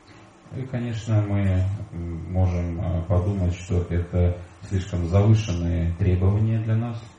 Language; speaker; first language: Russian; native; Russian